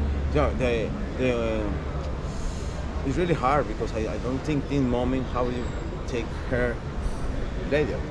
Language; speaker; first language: English; non-native, learner; Spanish